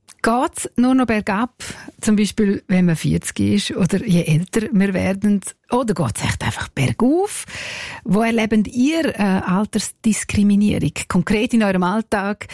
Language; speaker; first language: German; native; German